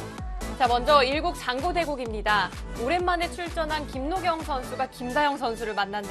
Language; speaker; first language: Korean; native; Korean